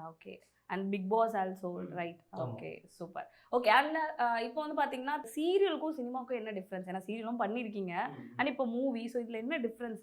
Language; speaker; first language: Tamil; native; Tamil